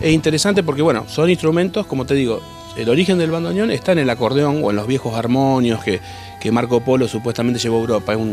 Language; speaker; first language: Spanish; native; Spanish